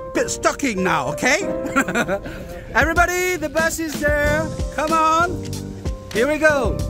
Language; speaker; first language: English; non-native, fluent; French